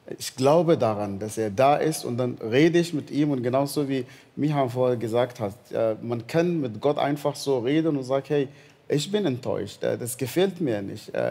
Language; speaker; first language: German; non-native, fluent; Arabic